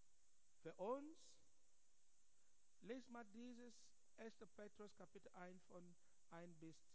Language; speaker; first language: German; non-native, learner; English